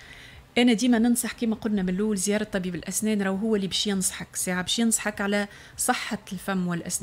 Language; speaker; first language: Arabic; native; Arabic